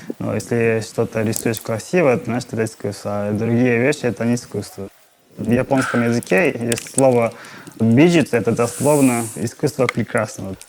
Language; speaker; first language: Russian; non-native, fluent; Japanese